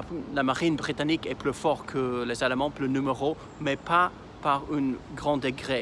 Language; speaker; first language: French; non-native, fluent; English